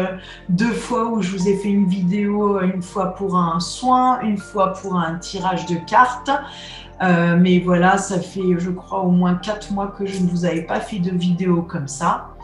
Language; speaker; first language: French; native; French